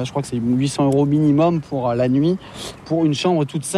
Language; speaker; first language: French; native; French